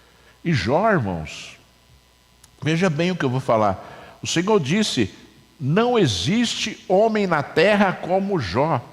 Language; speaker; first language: Portuguese; native; Portuguese